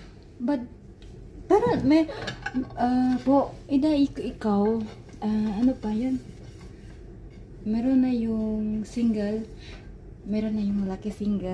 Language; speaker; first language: Filipino; non-native, learner; Indonesian